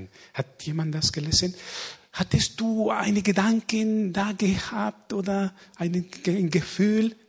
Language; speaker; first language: German; non-native, fluent; Spanish